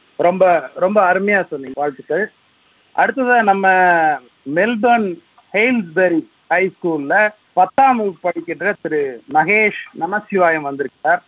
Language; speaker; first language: Tamil; native; Tamil